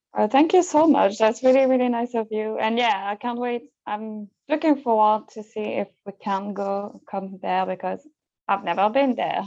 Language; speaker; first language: English; non-native, fluent; French